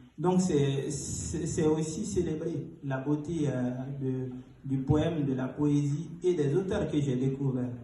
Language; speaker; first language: French; non-native, fluent; Fula